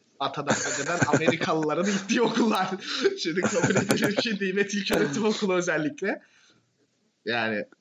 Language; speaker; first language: Turkish; native; Turkish